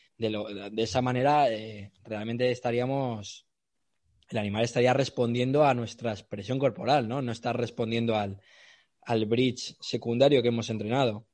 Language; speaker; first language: Spanish; native; Spanish